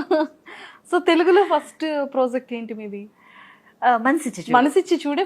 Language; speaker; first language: Telugu; native; Telugu